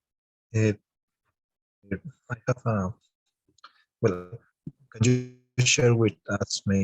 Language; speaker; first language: English; non-native, learner; Spanish